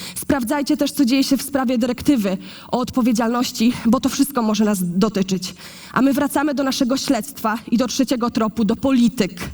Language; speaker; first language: Polish; native; Polish